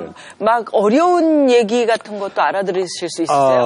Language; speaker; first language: Korean; native; Korean